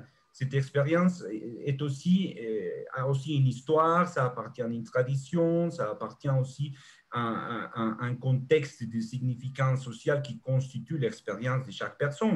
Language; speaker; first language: French; non-native, fluent; Spanish